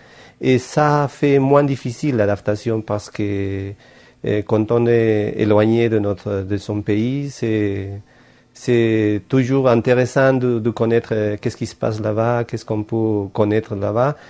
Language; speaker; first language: French; non-native, fluent; Spanish